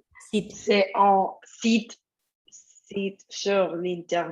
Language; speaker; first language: French; non-native, learner; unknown